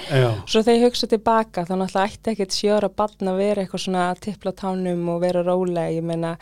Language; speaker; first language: Icelandic; early bilingual, other home language; English